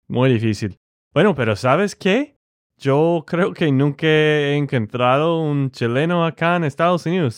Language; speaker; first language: Spanish; non-native, fluent; English